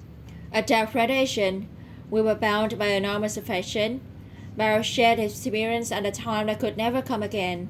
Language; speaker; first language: English; non-native, learner; Vietnamese